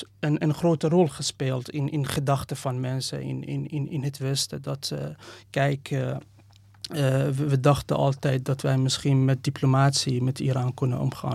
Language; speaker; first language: Dutch; non-native, fluent; Persian